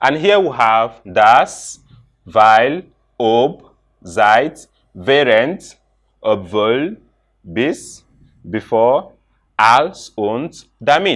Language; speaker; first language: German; non-native, fluent; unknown